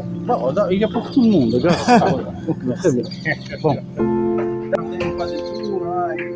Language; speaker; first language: French; non-native, fluent; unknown